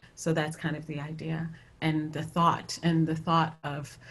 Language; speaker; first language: English; native; English